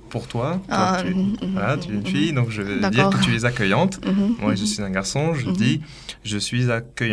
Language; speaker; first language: French; native; French